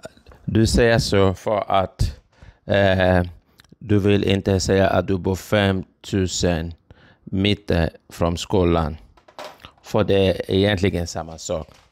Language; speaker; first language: Swedish; non-native, fluent; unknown